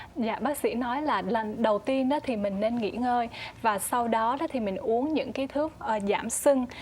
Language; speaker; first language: Vietnamese; early bilingual, heritage; Vietnamese